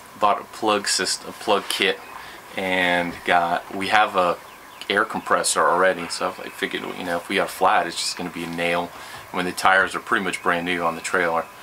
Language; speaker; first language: English; native; English